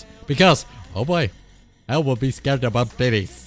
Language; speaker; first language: English; non-native, learner; German